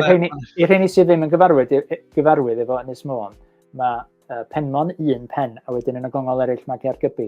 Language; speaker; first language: Welsh; native; Welsh